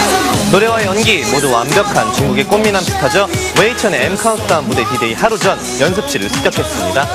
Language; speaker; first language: Korean; native; Korean